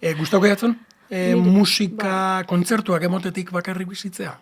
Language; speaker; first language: Basque; native; Basque